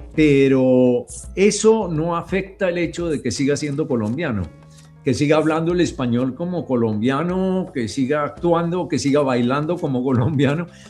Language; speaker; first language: Spanish; native; Spanish